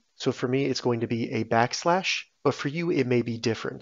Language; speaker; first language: English; native; English